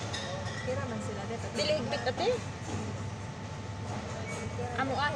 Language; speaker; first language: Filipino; non-native, local second language; Cebuano